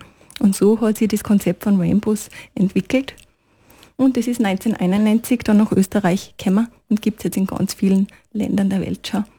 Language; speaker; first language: German; native; German